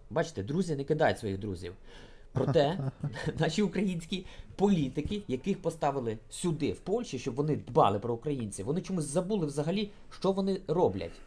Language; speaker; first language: Ukrainian; native; Ukrainian